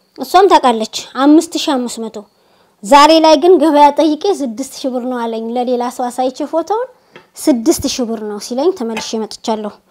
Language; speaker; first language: Amharic; native; Amharic